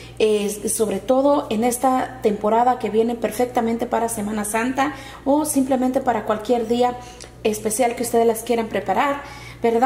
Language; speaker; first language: Spanish; native; Spanish